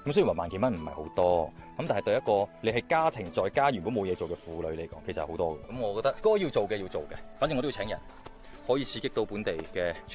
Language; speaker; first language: Cantonese; native; Cantonese